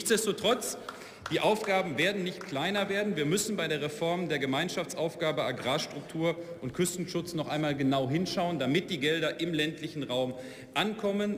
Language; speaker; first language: German; native; German